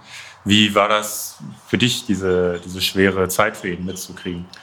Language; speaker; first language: German; native; German